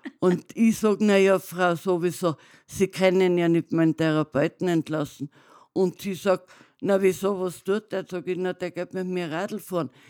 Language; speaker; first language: German; native; German